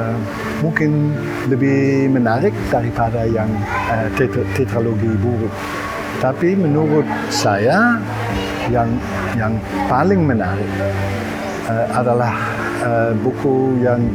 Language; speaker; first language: Indonesian; non-native, fluent; Dutch